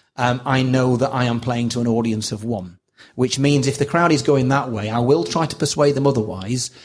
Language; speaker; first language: English; native; English